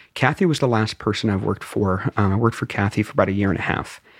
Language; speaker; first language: English; native; English